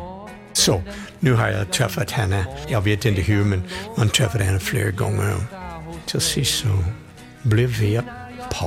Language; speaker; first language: Swedish; non-native, fluent; English